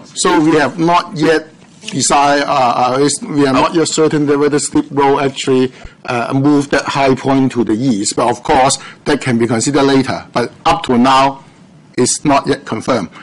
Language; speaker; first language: English; non-native, local second language; Cantonese